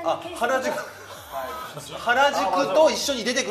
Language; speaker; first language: Japanese; native; Japanese